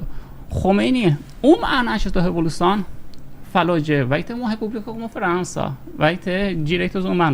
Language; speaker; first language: Portuguese; non-native, fluent; Persian